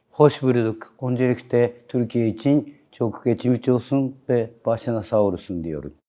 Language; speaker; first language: Turkish; non-native, learner; Japanese